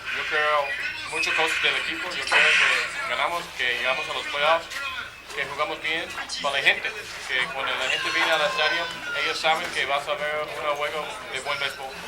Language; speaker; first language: Spanish; non-native, fluent; English